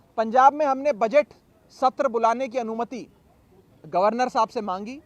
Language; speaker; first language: Hindi; native; Hindi